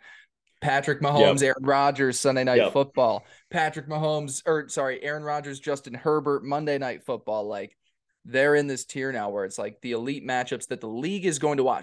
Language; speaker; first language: English; native; English